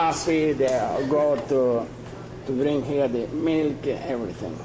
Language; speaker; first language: English; non-native, learner; Spanish